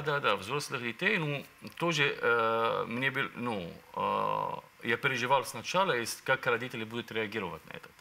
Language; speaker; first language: Russian; non-native, learner; Arabic